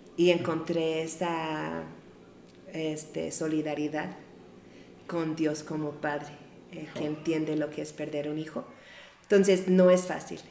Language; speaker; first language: Spanish; non-native, fluent; English